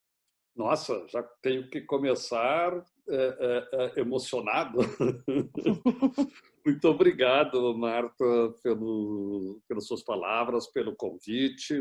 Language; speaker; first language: Portuguese; native; Portuguese